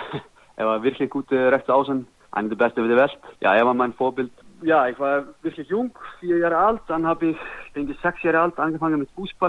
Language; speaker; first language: German; non-native, learner; Icelandic